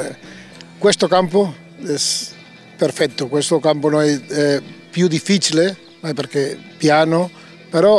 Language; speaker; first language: Italian; non-native, learner; Spanish